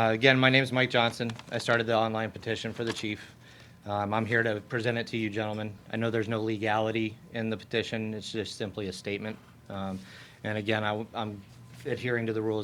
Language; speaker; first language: English; native; English